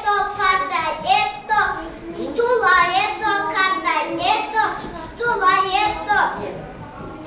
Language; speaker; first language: Russian; non-native, learner; Kyrgyz